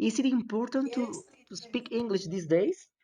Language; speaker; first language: English; non-native, fluent; Spanish